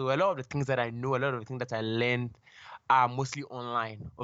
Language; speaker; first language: English; non-native, local second language; Akan